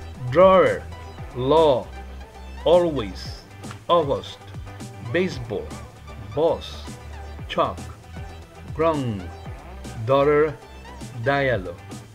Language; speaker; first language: English; non-native, fluent; Spanish